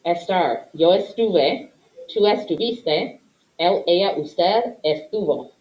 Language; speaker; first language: Spanish; non-native, fluent; English